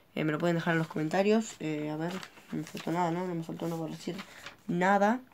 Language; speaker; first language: Spanish; native; Spanish